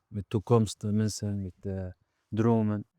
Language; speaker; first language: Dutch; non-native, learner; Arabic